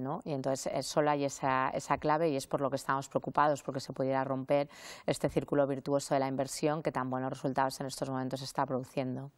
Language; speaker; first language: Spanish; native; Spanish